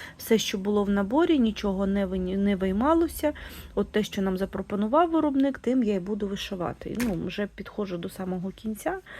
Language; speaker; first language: Ukrainian; non-native, local second language; Russian